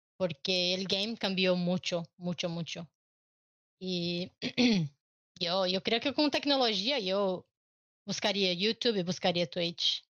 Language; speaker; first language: Spanish; non-native, learner; Portuguese